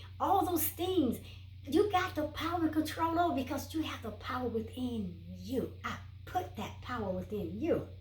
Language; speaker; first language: English; native; English